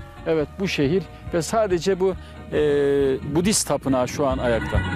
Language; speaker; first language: Turkish; native; Turkish